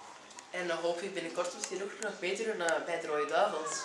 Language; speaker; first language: Dutch; native; Dutch